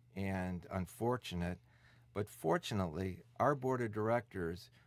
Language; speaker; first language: English; native; English